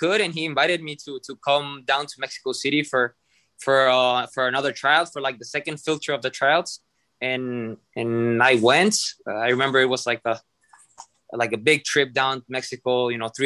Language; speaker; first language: English; non-native, fluent; Spanish